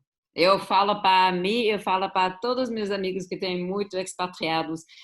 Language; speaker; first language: Portuguese; non-native, fluent; German